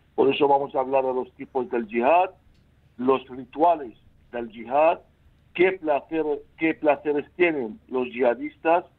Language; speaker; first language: Spanish; non-native, fluent; Arabic